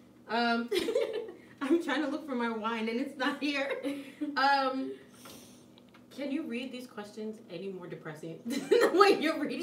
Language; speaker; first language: English; native; English